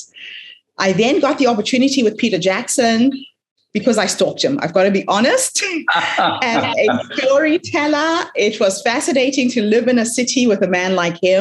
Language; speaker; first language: English; non-native, local second language; Shona